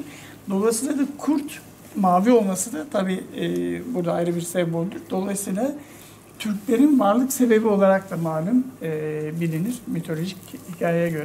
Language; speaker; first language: Turkish; native; Turkish